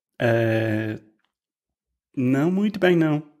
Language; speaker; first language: Portuguese; non-native, fluent; English